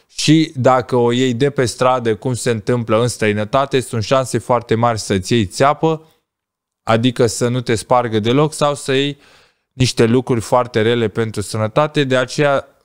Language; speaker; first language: Romanian; native; Romanian